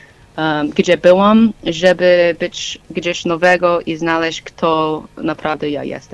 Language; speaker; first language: Polish; non-native, learner; English